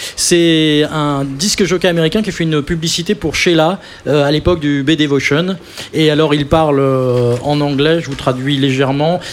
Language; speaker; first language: French; native; French